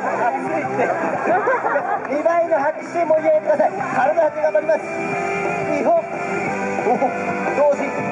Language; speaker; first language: Japanese; native; Japanese